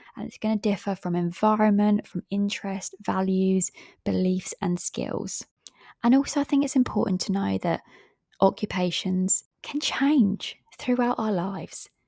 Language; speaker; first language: English; native; English